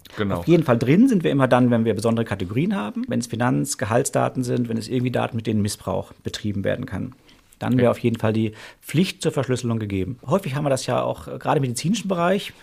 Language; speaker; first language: German; native; German